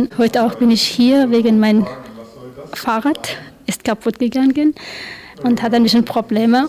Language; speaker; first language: German; non-native, learner; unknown